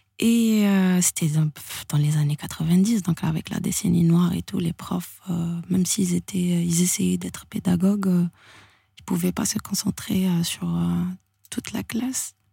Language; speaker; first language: French; non-native, local second language; Arabic